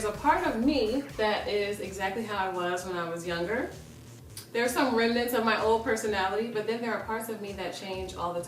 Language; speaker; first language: English; native; English